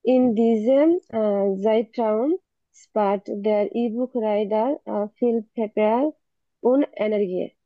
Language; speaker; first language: German; non-native, learner; Bangla